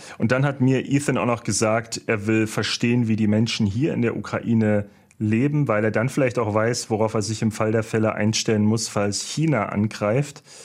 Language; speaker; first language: German; native; German